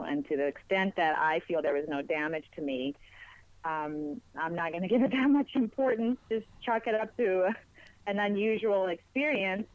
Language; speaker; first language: English; non-native, fluent; Spanish